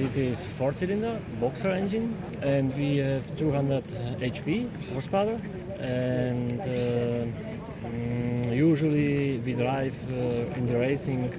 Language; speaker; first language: English; non-native, learner; Slovak